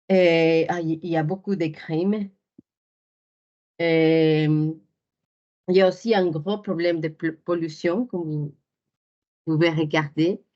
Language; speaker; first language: French; non-native, fluent; Spanish